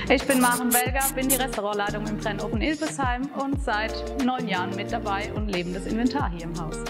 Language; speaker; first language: German; native; German